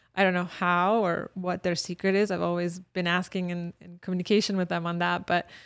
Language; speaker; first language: English; early bilingual, other home language; Bosnian